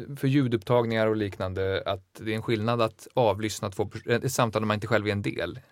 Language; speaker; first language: Swedish; native; Swedish